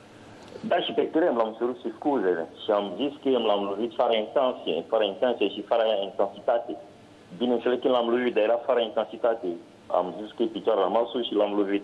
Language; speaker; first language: Romanian; non-native, learner; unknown